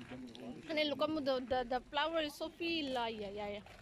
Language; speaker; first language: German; non-native, learner; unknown